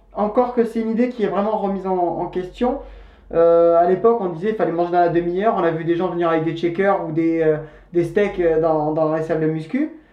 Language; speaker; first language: French; native; French